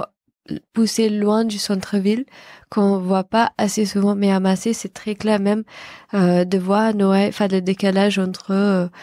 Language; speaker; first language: French; non-native, fluent; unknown